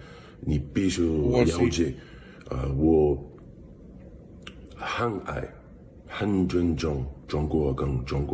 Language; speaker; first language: Chinese; non-native, learner; English